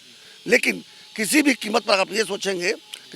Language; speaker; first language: Hindi; native; Hindi